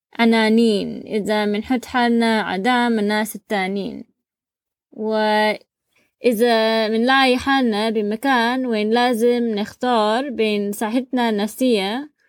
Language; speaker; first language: Arabic; non-native, learner; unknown